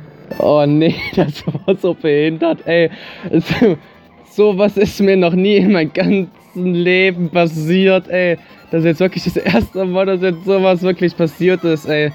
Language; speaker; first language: German; native; German